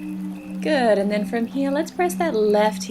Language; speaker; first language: English; native; English